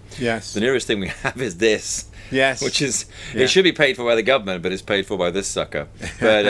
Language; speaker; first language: English; native; English